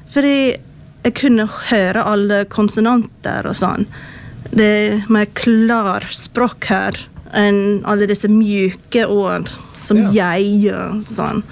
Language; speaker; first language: Swedish; non-native, fluent; English